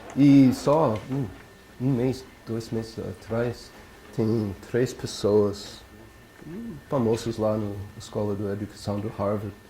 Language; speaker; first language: Portuguese; non-native, learner; English